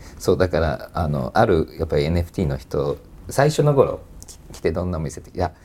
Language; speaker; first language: Japanese; native; Japanese